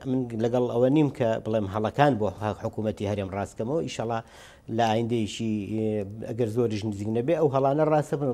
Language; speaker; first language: Central Kurdish; native; Central Kurdish